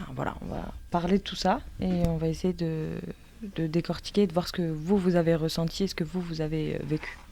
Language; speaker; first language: French; native; French